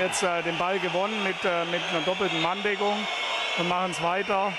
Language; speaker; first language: German; native; German